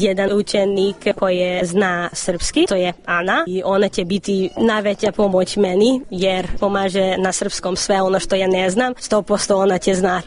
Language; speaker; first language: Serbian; non-native, local second language; Hungarian